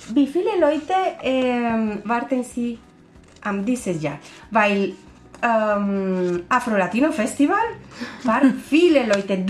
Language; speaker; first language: German; non-native, learner; Spanish